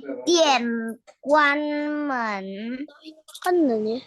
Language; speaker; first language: Chinese; non-native, learner; Indonesian